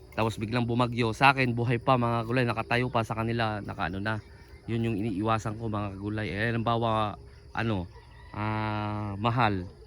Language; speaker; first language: Filipino; native; Filipino